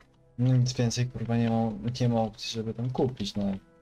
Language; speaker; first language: Polish; native; Polish